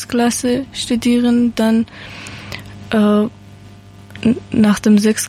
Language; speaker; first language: German; non-native, learner; Persian